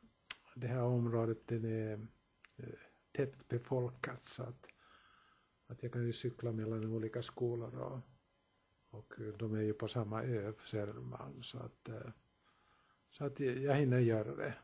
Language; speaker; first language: Swedish; non-native, local second language; Finnish